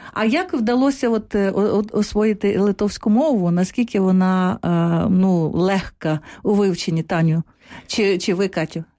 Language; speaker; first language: Ukrainian; native; Ukrainian